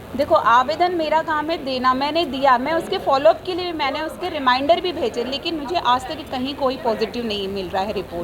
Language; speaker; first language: Hindi; native; Hindi